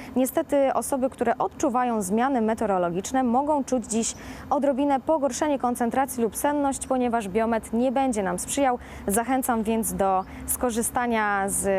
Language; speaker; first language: Polish; native; Polish